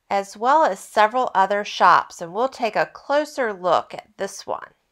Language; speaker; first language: English; native; English